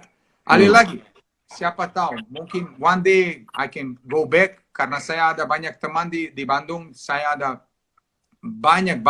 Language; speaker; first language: Indonesian; non-native, fluent; Serbian